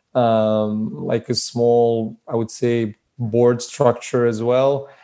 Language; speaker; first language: English; early bilingual, other home language; Serbian